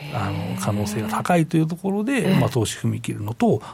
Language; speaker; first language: Japanese; native; Japanese